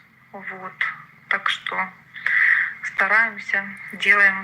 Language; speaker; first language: Russian; native; Russian